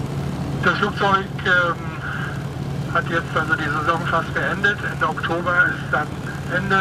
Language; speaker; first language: German; native; German